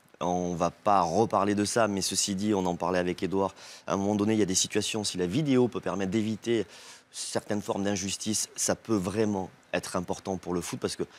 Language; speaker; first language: French; native; French